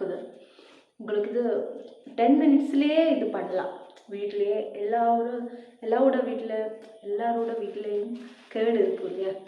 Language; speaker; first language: Tamil; non-native, learner; Malayalam